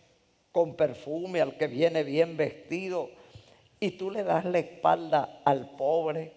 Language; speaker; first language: Spanish; native; Spanish